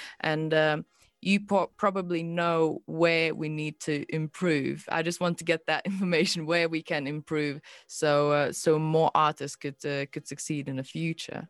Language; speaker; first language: English; non-native, fluent; Lithuanian